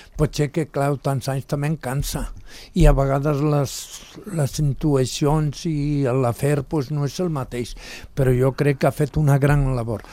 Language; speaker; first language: Catalan; non-native, local second language; Spanish